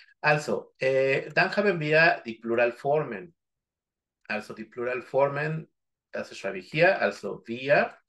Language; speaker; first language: German; non-native, fluent; Spanish